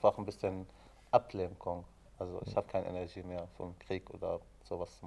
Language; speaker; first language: German; non-native, fluent; Arabic